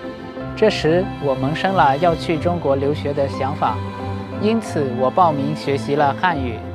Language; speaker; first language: Chinese; non-native, learner; Lao